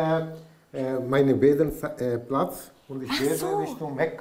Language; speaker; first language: German; non-native, learner; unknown